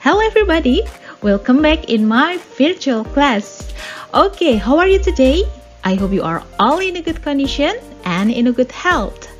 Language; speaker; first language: English; non-native, fluent; Indonesian